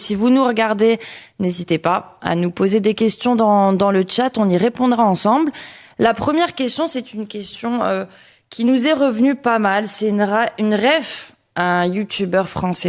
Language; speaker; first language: French; native; French